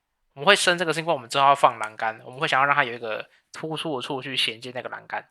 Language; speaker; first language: Chinese; native; Chinese